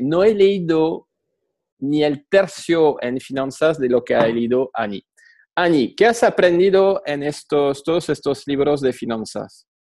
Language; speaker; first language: Spanish; non-native, fluent; French